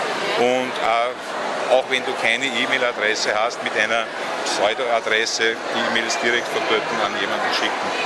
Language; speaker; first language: German; native; German